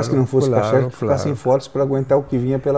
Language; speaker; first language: Portuguese; native; Portuguese